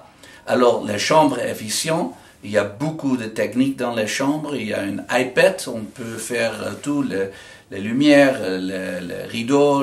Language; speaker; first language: French; non-native, fluent; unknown